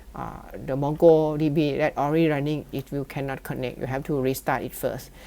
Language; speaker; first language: English; non-native, learner; Thai